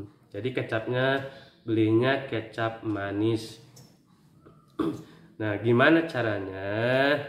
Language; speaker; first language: Indonesian; native; Indonesian